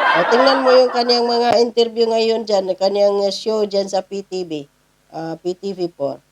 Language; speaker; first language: Filipino; non-native, local second language; Cebuano